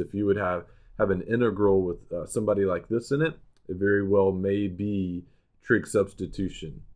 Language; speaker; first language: English; native; English